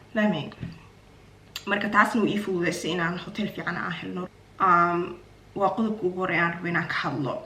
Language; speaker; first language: Somali; early bilingual, heritage; Somali